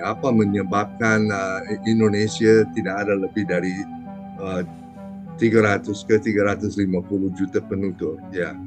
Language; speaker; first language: Indonesian; non-native, fluent; English